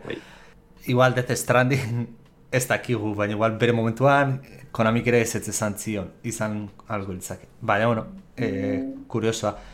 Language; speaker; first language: Basque; native; Basque